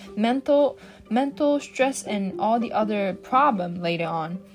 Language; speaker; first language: English; non-native, fluent; Japanese